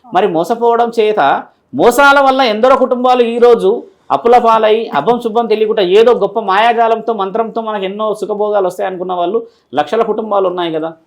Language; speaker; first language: Telugu; native; Telugu